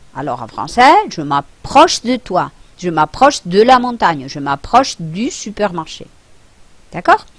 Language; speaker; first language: French; non-native, fluent; Spanish